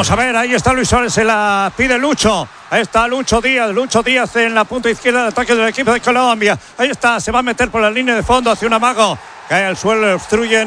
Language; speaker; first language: Spanish; native; Spanish